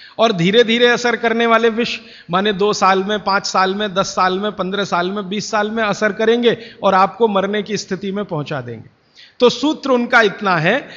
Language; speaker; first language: Hindi; native; Hindi